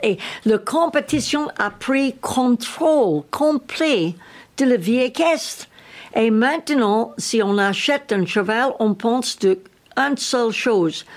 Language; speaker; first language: French; non-native, learner; English